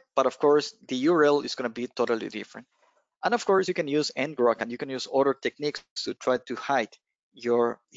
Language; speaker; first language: English; non-native, fluent; Spanish